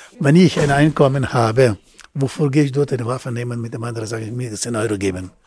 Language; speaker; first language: German; non-native, learner; Persian